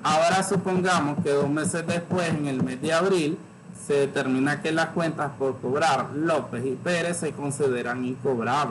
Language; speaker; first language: Spanish; native; Spanish